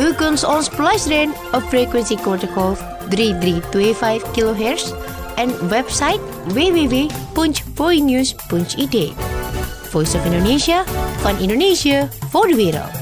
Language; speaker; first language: Dutch; non-native, fluent; Indonesian